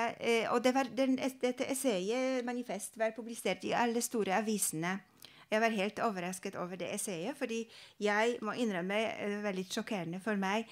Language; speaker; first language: Norwegian; non-native, fluent; Polish